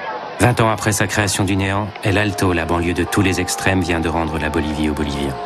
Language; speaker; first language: French; native; French